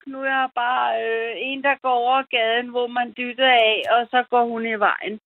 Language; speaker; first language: Danish; early bilingual, other home language; German